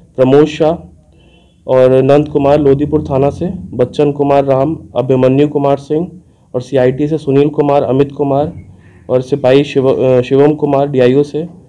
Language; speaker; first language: Hindi; native; Hindi